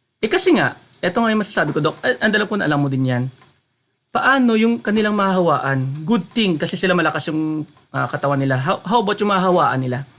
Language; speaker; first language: Filipino; non-native, local second language; Hiligaynon